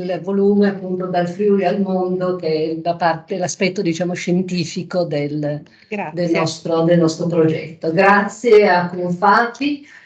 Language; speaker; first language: Italian; native; Italian